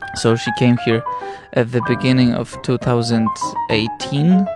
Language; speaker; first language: English; non-native, fluent; Polish